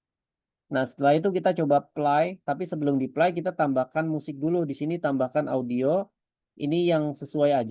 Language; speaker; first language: Indonesian; native; Indonesian